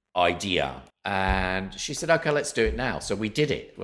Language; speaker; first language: English; native; English